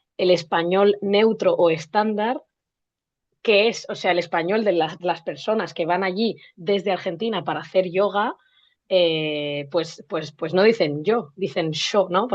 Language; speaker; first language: Spanish; native; Spanish